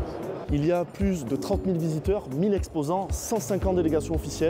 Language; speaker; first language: French; native; French